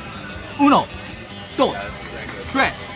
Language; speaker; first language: Spanish; non-native, learner; English